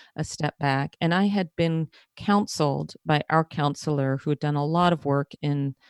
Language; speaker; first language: English; native; English